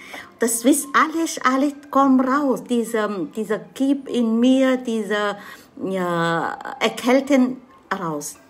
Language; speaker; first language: German; non-native, learner; Vietnamese